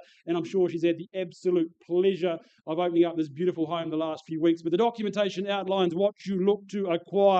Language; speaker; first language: English; native; English